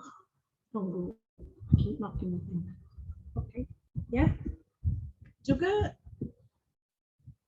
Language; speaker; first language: Indonesian; non-native, fluent; English